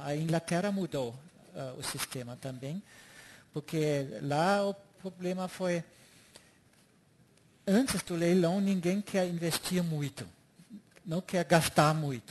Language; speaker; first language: Portuguese; non-native, fluent; German